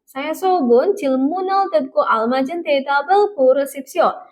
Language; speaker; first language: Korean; non-native, fluent; Indonesian